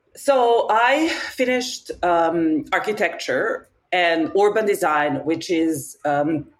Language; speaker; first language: English; non-native, fluent; Serbian